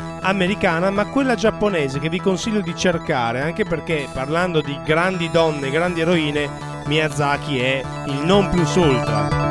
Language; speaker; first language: Italian; native; Italian